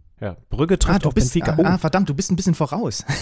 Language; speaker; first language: German; native; German